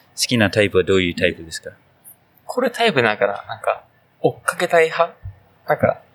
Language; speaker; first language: Japanese; native; Japanese